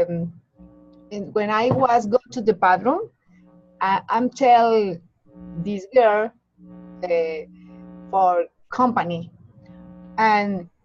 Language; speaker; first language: English; non-native, learner; Spanish